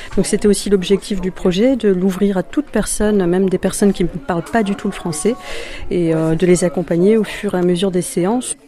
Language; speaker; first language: French; native; French